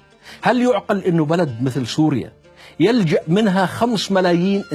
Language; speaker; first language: Arabic; native; Arabic